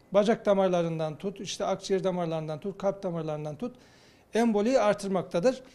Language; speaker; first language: Turkish; native; Turkish